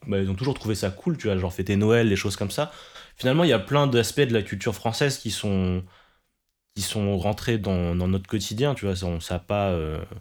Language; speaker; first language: French; early bilingual, other home language; Cantonese